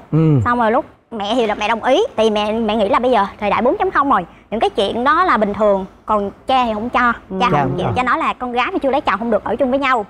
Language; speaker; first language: Vietnamese; native; Vietnamese